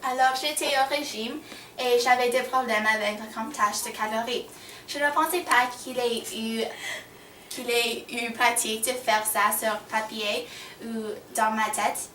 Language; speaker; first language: French; non-native, learner; English